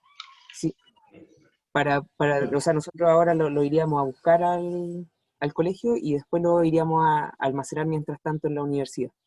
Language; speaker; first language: Spanish; native; Spanish